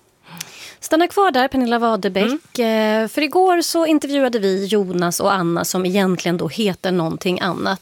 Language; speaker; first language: Swedish; native; Swedish